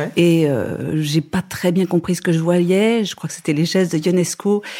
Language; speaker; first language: French; native; French